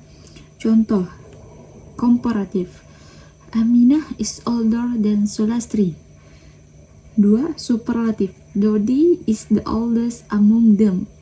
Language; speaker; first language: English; non-native, learner; Indonesian